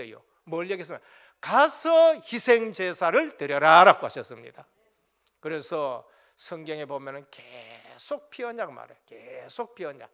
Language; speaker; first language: Korean; native; Korean